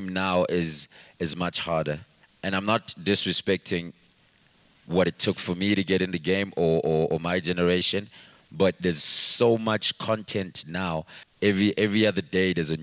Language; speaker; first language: English; non-native, local second language; Zulu